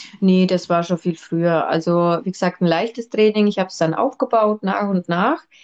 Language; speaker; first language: German; early bilingual, other home language; Russian